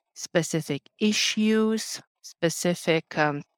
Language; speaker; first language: English; non-native, fluent; Lithuanian